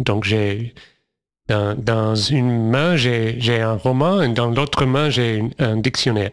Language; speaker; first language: French; non-native, fluent; English